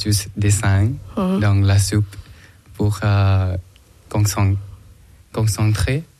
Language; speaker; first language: French; non-native, learner; Thai